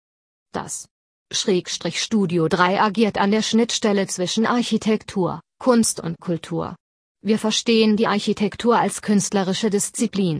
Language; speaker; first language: German; native; German